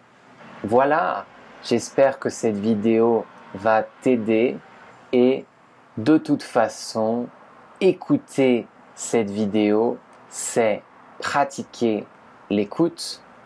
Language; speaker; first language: French; native; French